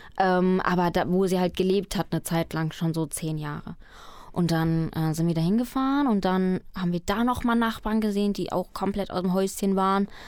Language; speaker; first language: German; early bilingual, other home language; Spanish